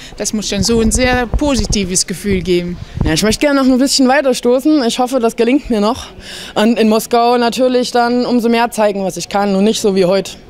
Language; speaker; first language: German; native; German